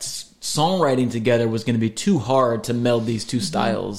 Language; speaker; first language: English; native; English